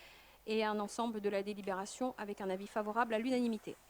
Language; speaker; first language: French; native; French